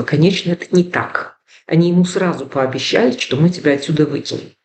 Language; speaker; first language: Russian; native; Russian